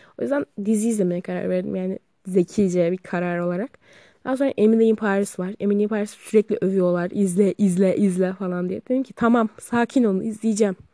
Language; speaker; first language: Turkish; native; Turkish